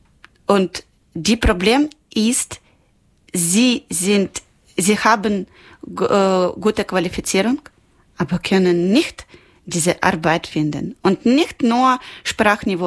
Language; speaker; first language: German; non-native, learner; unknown